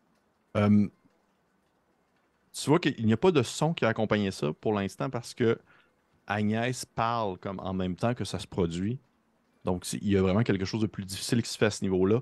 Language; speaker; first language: French; native; French